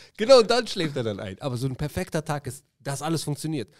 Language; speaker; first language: German; early bilingual, other home language; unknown